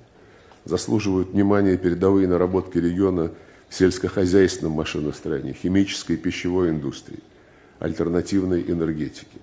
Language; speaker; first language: Russian; native; Russian